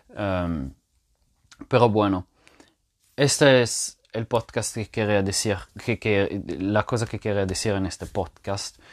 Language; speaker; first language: Spanish; non-native, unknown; French